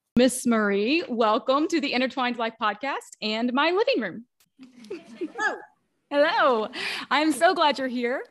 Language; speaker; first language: English; native; English